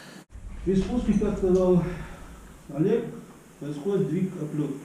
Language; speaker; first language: Russian; native; Russian